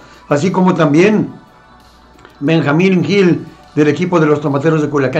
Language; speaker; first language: Spanish; native; Spanish